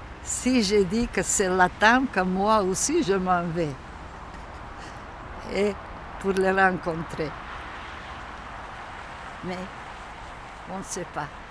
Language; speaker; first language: French; non-native, local second language; Macedonian